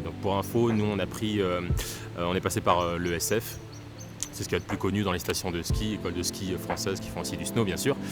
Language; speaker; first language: French; native; French